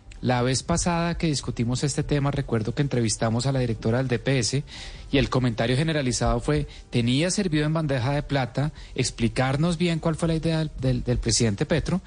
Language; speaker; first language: Spanish; native; Spanish